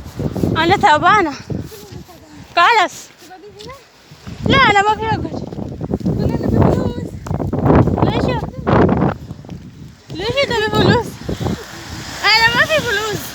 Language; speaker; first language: Arabic; non-native, learner; Oromo